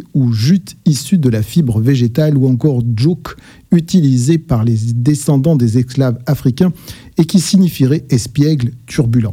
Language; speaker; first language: French; native; French